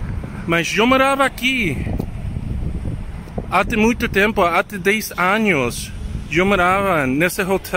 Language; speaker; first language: Portuguese; non-native, learner; English